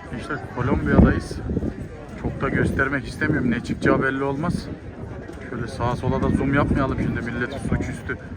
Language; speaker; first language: Turkish; native; Turkish